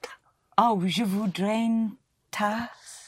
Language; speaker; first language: French; non-native, learner; English